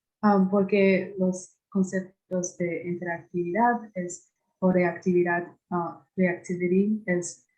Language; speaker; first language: Spanish; non-native, fluent; English